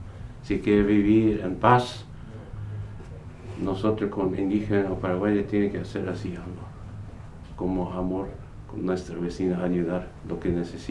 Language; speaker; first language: Spanish; non-native, local second language; Plautdietsch